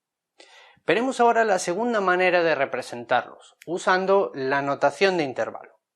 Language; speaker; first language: Spanish; native; Spanish